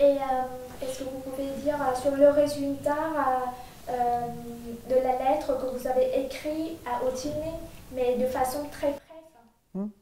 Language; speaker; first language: French; non-native, fluent; Vietnamese